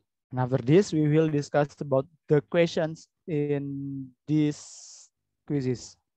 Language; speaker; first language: English; non-native, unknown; Indonesian